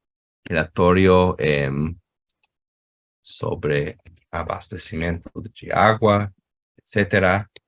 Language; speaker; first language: Spanish; non-native, fluent; English